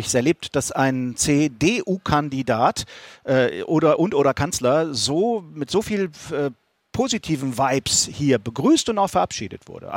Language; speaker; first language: German; native; German